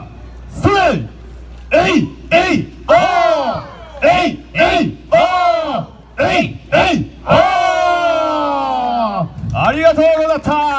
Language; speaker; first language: Japanese; native; Japanese